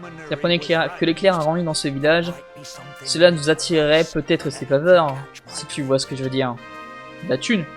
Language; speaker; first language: French; native; French